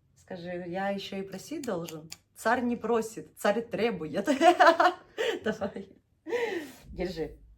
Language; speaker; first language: Russian; native; Russian